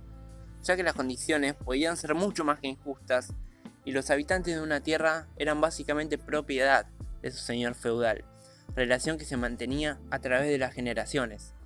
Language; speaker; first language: Spanish; native; Spanish